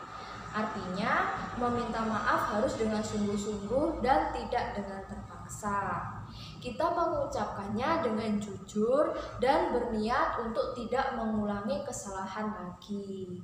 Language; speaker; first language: Indonesian; native; Indonesian